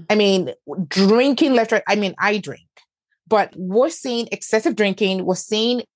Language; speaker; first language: English; non-native, local second language; Yoruba